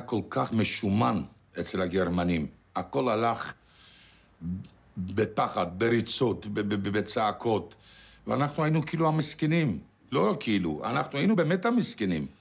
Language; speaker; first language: Hebrew; non-native, fluent; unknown